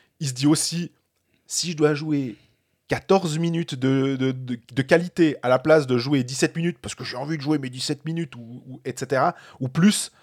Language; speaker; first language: French; native; French